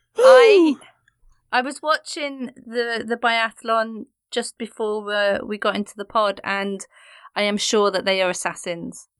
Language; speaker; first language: English; native; English